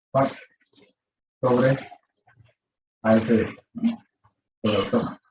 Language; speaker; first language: Spanish; native; Spanish